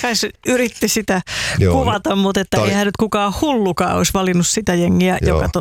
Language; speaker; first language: Finnish; native; Finnish